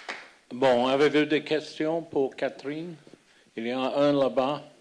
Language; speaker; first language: French; non-native, fluent; English